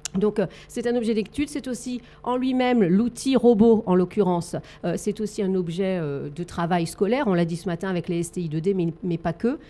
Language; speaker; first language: French; native; French